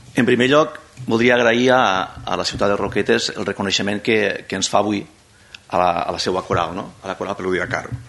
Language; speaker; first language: Catalan; non-native, local second language; Spanish